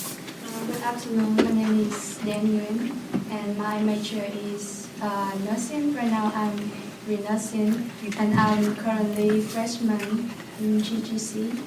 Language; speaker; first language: English; non-native, learner; Vietnamese